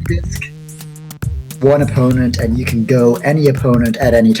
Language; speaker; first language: English; native; English